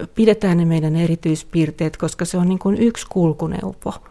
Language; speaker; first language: Finnish; native; Finnish